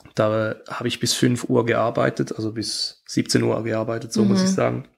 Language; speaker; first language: German; native; German